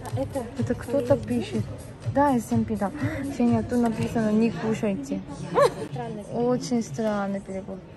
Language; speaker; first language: Russian; non-native, learner; Korean